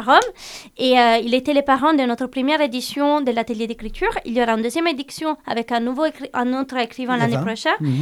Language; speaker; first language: French; non-native, fluent; Italian